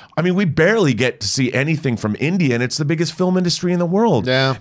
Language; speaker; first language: English; native; English